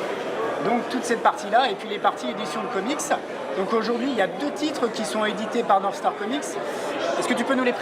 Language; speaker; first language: French; native; French